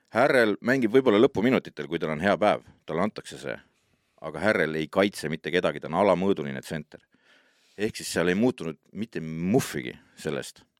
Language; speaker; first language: Estonian; native; Estonian